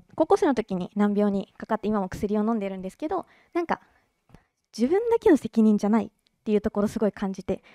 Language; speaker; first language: Japanese; native; Japanese